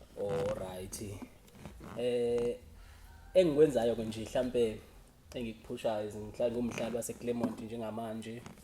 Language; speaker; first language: Zulu; native; Zulu